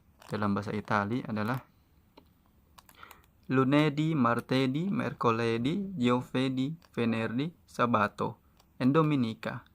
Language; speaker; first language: Italian; non-native, learner; Indonesian